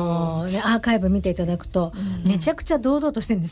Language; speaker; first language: Japanese; native; Japanese